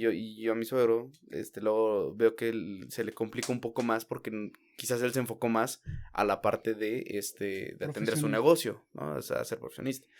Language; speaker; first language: Spanish; native; Spanish